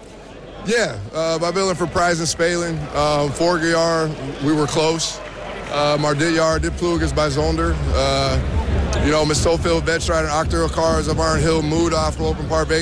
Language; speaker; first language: Dutch; non-native, learner; English